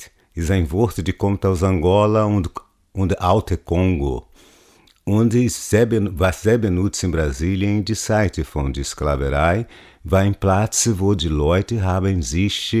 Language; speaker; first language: German; non-native, learner; Portuguese